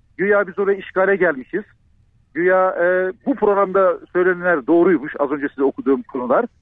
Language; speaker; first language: Turkish; native; Turkish